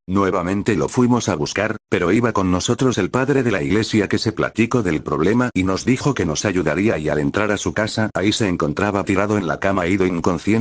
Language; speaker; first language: Spanish; native; Spanish